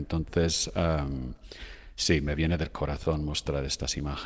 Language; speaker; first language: Spanish; non-native, fluent; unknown